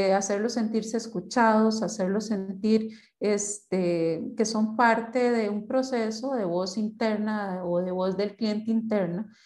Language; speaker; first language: Spanish; native; Spanish